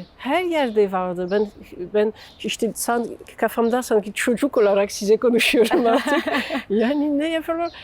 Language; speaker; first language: Turkish; non-native, fluent; French